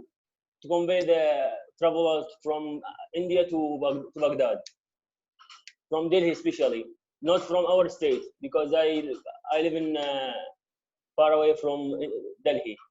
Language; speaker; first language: English; non-native, local second language; Arabic